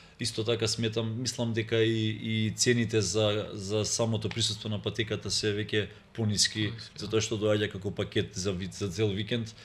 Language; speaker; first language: Macedonian; native; Macedonian